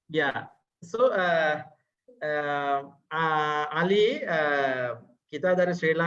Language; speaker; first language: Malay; non-native, learner; Sinhala